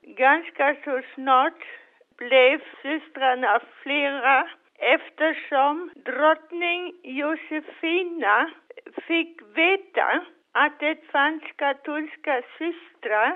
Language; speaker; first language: Swedish; non-native, fluent; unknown